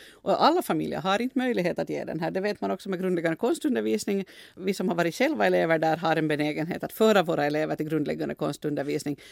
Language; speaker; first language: Swedish; native; Swedish